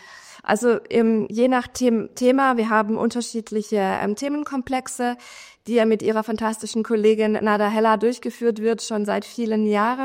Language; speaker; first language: German; native; German